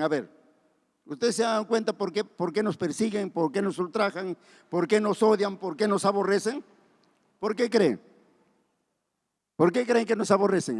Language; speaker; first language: Spanish; native; Spanish